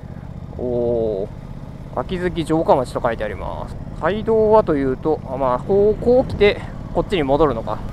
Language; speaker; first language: Japanese; native; Japanese